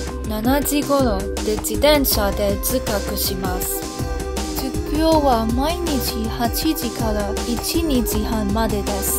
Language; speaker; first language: Japanese; non-native, learner; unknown